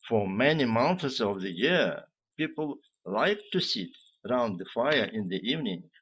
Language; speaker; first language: English; non-native, fluent; Ukrainian